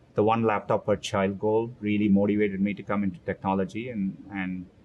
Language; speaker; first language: English; non-native, local second language; Tamil